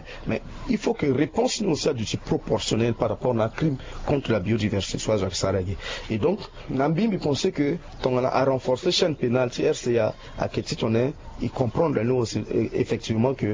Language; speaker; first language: French; non-native, local second language; Sango